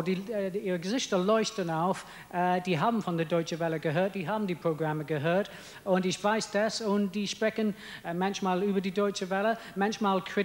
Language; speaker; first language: German; non-native, fluent; English